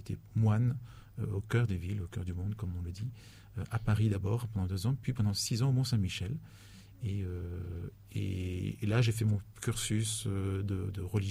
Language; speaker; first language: French; native; French